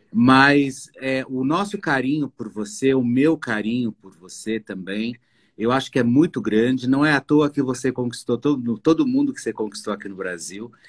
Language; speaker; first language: Portuguese; native; Portuguese